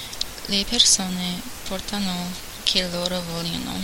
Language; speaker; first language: Italian; non-native, learner; English